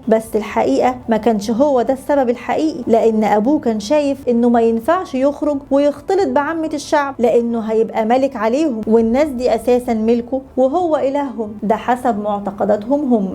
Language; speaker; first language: Arabic; native; Arabic